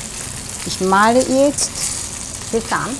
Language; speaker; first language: German; non-native, learner; Japanese